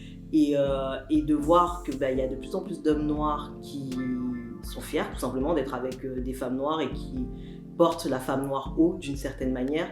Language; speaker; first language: French; native; French